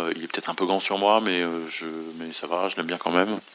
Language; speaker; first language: French; non-native, local second language; Arabic